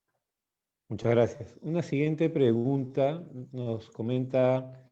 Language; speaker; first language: Spanish; native; Spanish